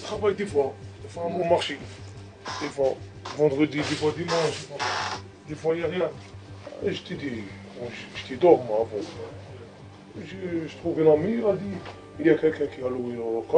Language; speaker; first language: French; non-native, learner; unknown